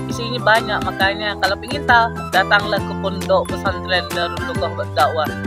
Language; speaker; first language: Indonesian; non-native, fluent; Western Cham